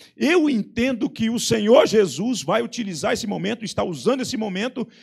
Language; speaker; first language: Portuguese; native; Portuguese